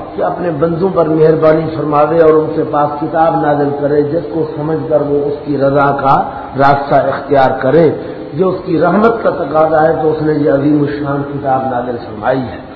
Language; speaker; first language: Urdu; non-native, local second language; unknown